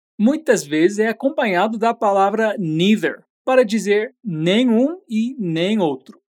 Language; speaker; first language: Portuguese; native; Portuguese